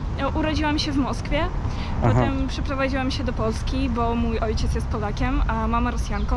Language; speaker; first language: Polish; early bilingual, heritage; Russian